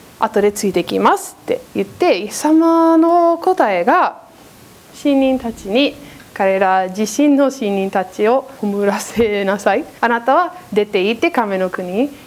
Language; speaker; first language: Japanese; non-native, fluent; English